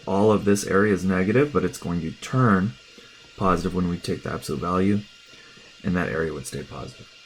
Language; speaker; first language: English; native; English